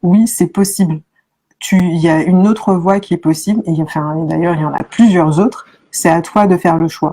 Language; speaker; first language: French; native; French